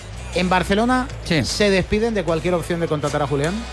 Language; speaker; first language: Spanish; native; Spanish